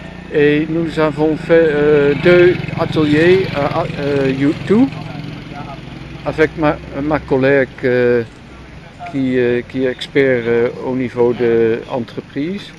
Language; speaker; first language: French; non-native, learner; Dutch